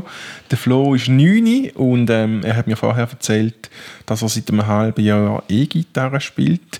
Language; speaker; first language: German; native; German